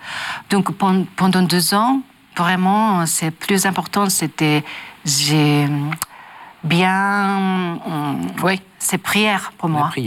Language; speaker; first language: French; non-native, learner; Japanese